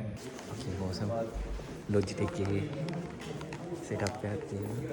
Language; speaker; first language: Japanese; non-native, learner; Sinhala